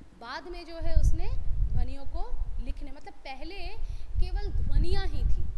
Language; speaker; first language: Hindi; non-native, local second language; Bangla